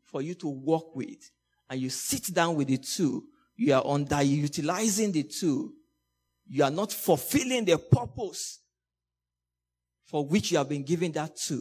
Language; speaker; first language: English; non-native, local second language; Yoruba